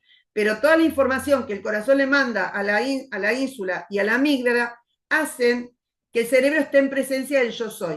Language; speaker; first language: Spanish; native; Spanish